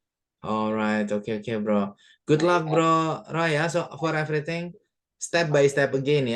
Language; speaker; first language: English; non-native, fluent; Indonesian